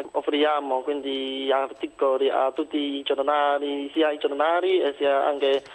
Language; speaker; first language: Italian; non-native, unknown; Chinese